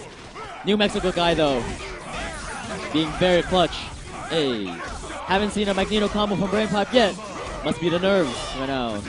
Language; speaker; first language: English; native; English